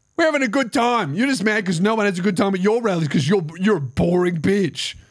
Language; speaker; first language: English; native; English